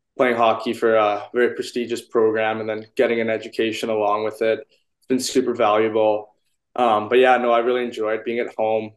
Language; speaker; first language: English; native; English